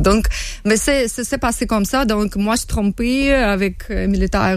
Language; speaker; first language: French; non-native, learner; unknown